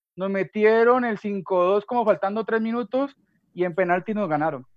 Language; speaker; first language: Spanish; native; Spanish